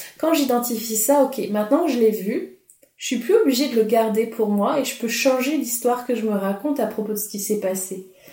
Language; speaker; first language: French; native; French